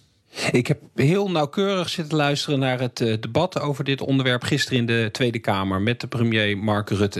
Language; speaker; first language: Dutch; native; Dutch